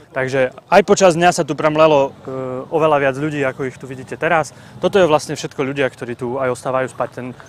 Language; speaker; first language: Slovak; native; Slovak